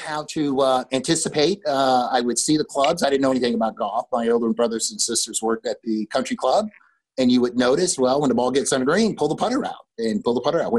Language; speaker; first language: English; native; English